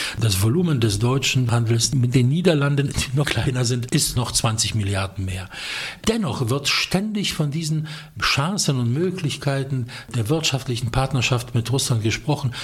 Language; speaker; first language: German; non-native, fluent; Polish